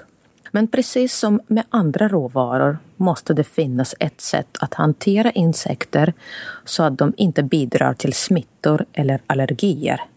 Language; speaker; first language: Swedish; non-native, fluent; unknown